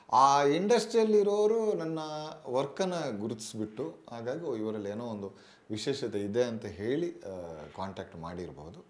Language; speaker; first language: Kannada; non-native, local second language; Tulu